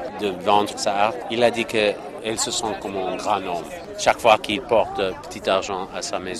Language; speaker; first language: French; non-native, learner; English